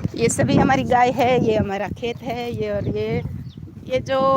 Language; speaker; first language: Hindi; non-native, local second language; Gujarati